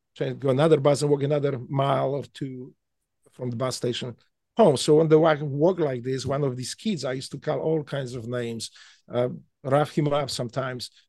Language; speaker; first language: English; non-native, fluent; Polish